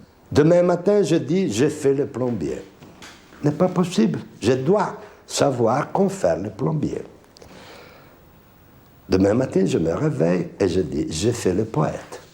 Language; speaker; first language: French; non-native, fluent; Italian